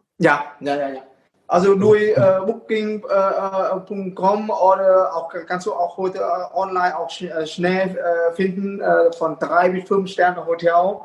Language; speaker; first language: German; non-native, fluent; Vietnamese